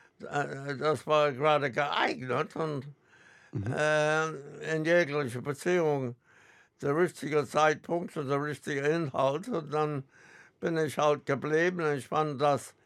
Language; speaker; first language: German; non-native, fluent; English